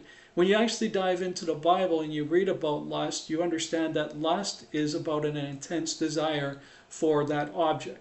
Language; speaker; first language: English; native; English